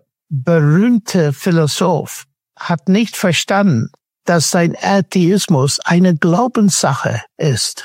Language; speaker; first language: German; non-native, fluent; English